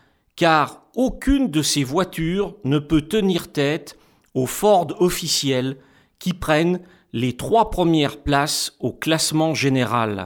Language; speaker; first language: French; native; French